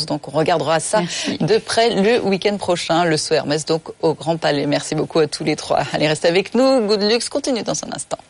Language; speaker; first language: French; native; French